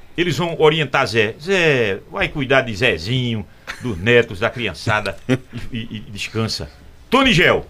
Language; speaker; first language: Portuguese; native; Portuguese